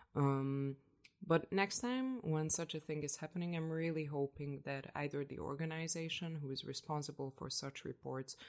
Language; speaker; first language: English; non-native, fluent; Hungarian